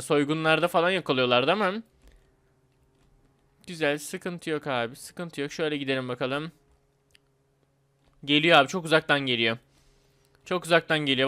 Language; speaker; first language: Turkish; native; Turkish